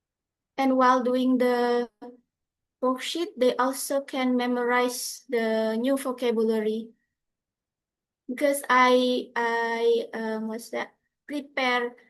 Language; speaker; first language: English; non-native, fluent; Indonesian